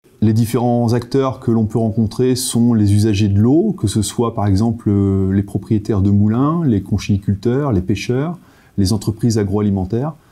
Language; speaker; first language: French; native; French